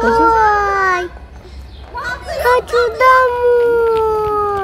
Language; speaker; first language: Russian; early bilingual, heritage; Russian